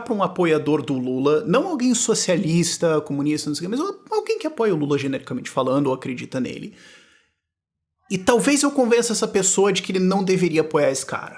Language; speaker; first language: Portuguese; native; Portuguese